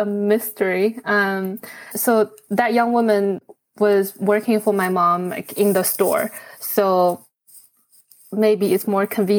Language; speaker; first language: English; non-native, fluent; Chinese